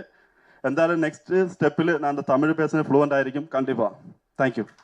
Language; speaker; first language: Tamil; non-native, learner; Malayalam